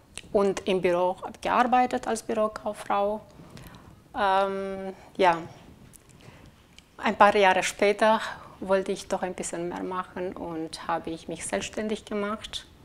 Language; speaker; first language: German; non-native, fluent; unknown